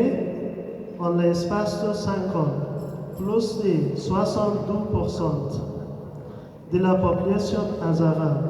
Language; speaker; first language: French; non-native, learner; Persian